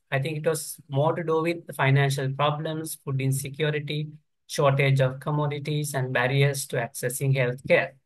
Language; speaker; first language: English; non-native, local second language; Sinhala